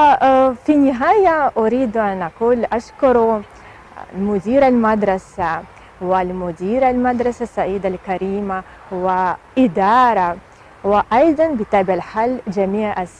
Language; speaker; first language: Arabic; non-native, fluent; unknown